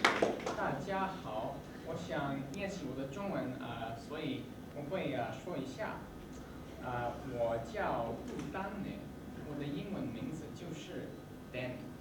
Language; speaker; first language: Chinese; non-native, learner; English